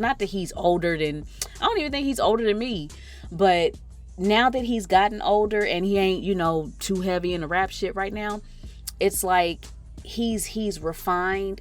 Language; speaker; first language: English; native; English